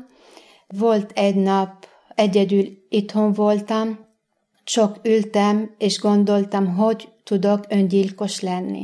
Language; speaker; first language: Hungarian; non-native, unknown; Arabic